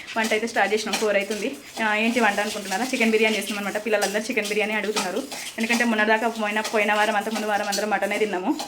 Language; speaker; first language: Telugu; native; Telugu